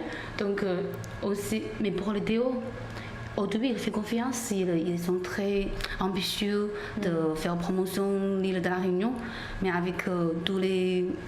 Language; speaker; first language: French; non-native, learner; Chinese